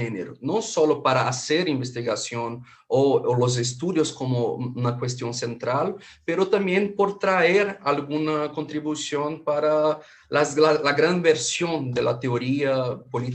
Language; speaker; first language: Spanish; non-native, fluent; Portuguese